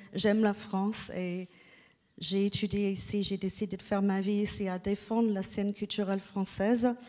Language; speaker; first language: French; non-native, fluent; English